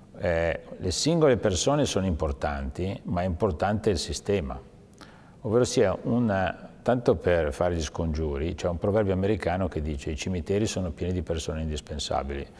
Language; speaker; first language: Italian; native; Italian